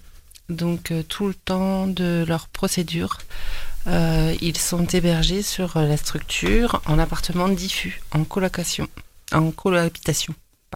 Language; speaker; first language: French; native; French